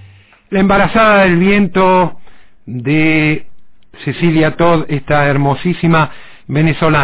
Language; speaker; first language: Spanish; native; Spanish